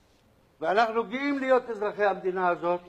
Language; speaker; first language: Hebrew; non-native, local second language; Arabic